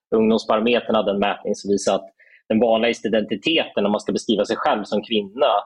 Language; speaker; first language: Swedish; native; Swedish